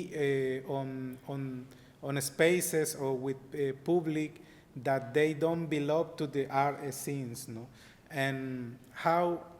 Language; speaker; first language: English; non-native, learner; Spanish